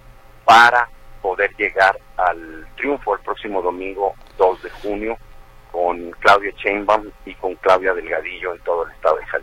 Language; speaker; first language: Spanish; native; Spanish